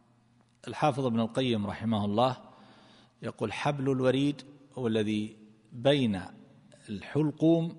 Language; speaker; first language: Arabic; native; Arabic